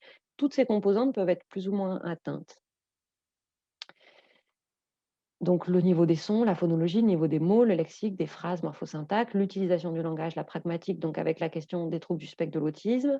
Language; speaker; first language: French; native; French